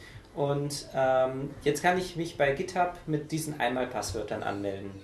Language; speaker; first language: German; native; German